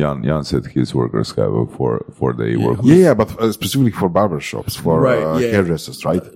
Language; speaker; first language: English; non-native, fluent; Croatian